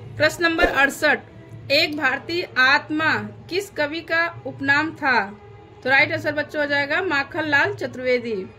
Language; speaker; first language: Hindi; native; Hindi